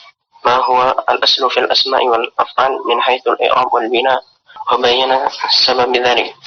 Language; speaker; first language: Arabic; non-native, learner; Indonesian